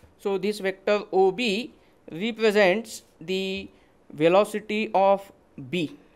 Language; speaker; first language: English; non-native, local second language; Marathi